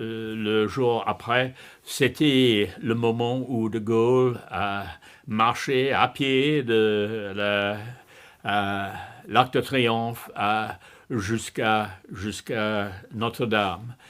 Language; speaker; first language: French; non-native, fluent; English